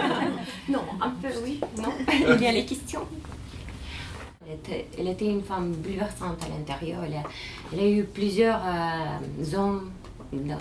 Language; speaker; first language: French; non-native, learner; Russian